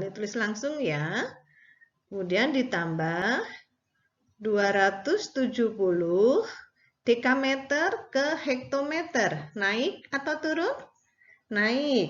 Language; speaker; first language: Indonesian; native; Indonesian